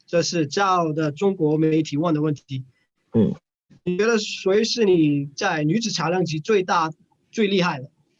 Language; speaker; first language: Chinese; non-native, fluent; English